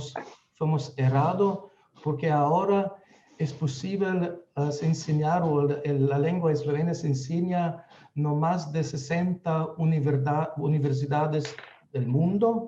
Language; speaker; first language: Spanish; non-native, fluent; Slovenian